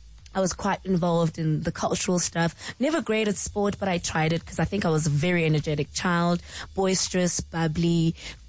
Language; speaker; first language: English; non-native, local second language; Xhosa